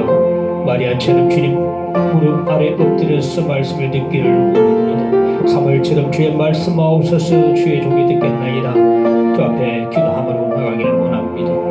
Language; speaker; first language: Korean; native; Korean